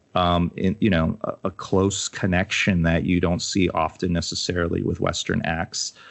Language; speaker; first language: English; native; English